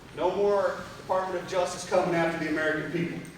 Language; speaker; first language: English; native; English